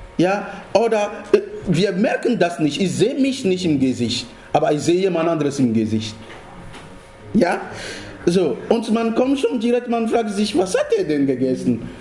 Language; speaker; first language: German; non-native, fluent; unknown